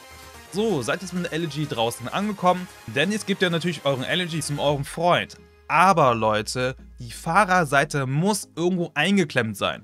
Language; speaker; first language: German; native; German